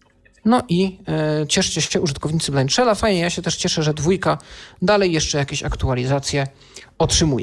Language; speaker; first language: Polish; native; Polish